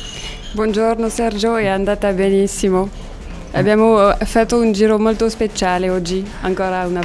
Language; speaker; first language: Italian; non-native, fluent; French